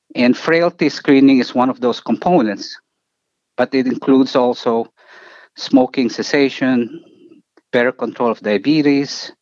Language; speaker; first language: English; non-native, local second language; Filipino